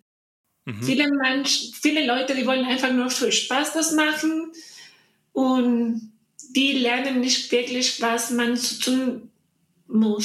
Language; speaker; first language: German; non-native, learner; Spanish